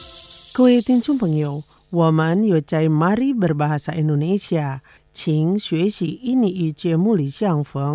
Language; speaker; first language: Chinese; non-native, fluent; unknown